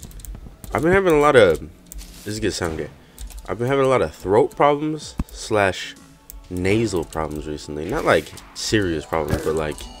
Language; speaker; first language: English; native; English